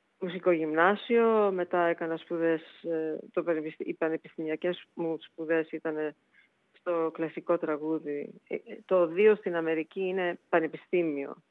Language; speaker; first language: Greek; early bilingual, heritage; Greek